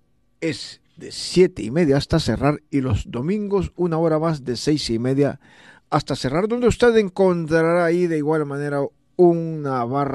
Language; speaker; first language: Spanish; native; Spanish